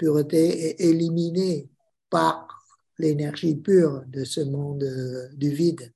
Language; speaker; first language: French; non-native, fluent; Vietnamese